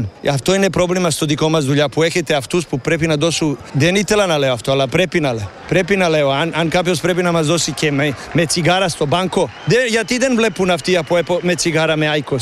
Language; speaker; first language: Greek; non-native, learner; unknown